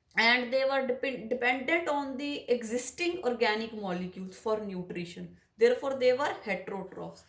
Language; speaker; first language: English; non-native, local second language; Punjabi